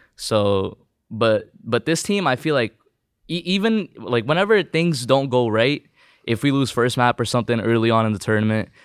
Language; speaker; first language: English; early bilingual, other home language; Filipino